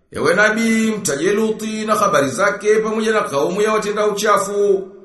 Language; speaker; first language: Swahili; native; Swahili